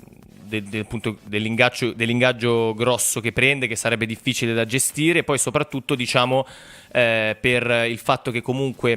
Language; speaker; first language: Italian; native; Italian